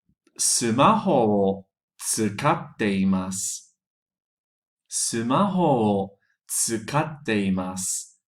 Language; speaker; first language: Japanese; non-native, fluent; English